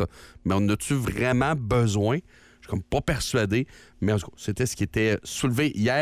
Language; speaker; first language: French; native; French